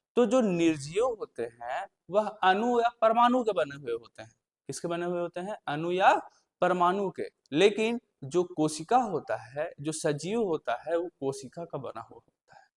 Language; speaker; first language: Hindi; native; Hindi